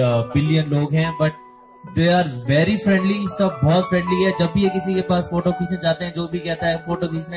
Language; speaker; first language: Hindi; native; Hindi